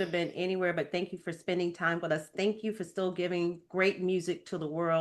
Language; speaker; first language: English; native; English